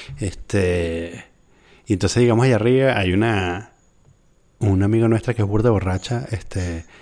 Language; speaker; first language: Spanish; native; Spanish